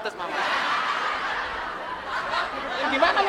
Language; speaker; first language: Indonesian; native; Indonesian